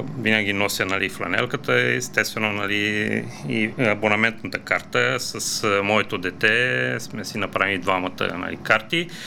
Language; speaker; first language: Bulgarian; non-native, fluent; Romanian